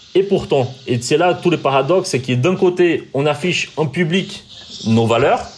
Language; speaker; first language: French; non-native, fluent; Portuguese